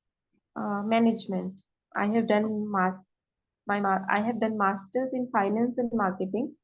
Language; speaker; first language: English; non-native, learner; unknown